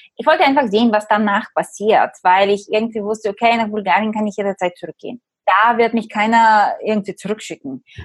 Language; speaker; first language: German; non-native, fluent; Bulgarian